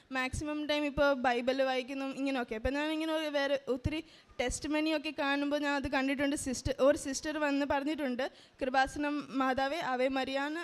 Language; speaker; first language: Malayalam; early bilingual, heritage; Malayalam